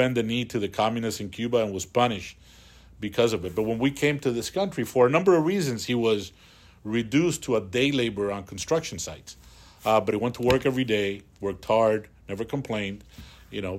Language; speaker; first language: English; early bilingual, other home language; Spanish